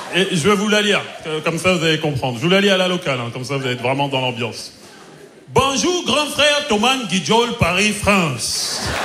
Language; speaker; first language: French; early bilingual, other home language; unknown